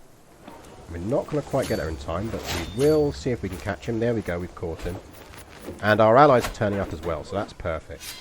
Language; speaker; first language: English; native; English